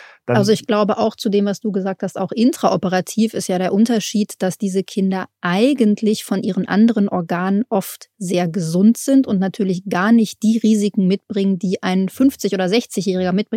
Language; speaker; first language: German; native; German